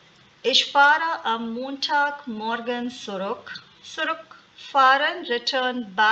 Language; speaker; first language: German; non-native, fluent; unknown